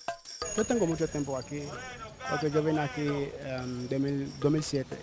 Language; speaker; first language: Spanish; non-native, learner; Haitian Creole